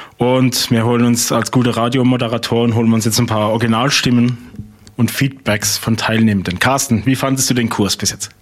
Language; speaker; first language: German; native; German